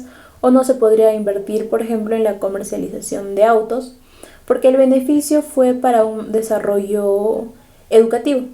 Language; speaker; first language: Spanish; native; Spanish